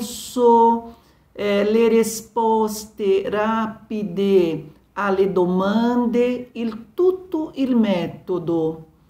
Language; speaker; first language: Italian; non-native, learner; Portuguese